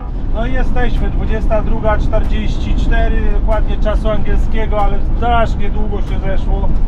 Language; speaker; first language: Polish; native; Polish